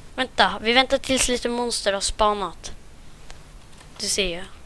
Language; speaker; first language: Swedish; native; Swedish